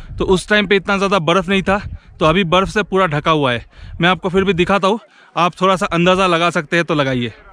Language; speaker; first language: Hindi; non-native, local second language; Bangla